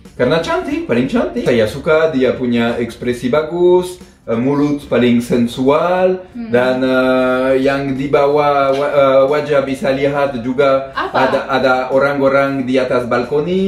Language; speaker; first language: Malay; non-native, learner; French